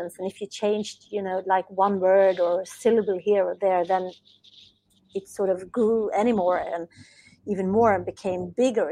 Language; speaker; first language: English; non-native, fluent; Swedish